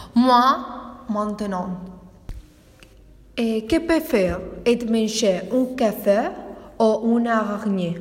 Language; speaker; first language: French; non-native, learner; Spanish